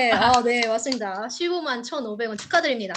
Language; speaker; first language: Korean; native; Korean